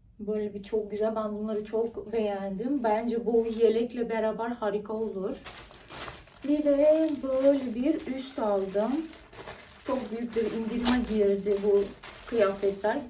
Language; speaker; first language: Turkish; non-native, fluent; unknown